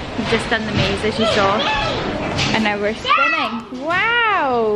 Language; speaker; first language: English; native; English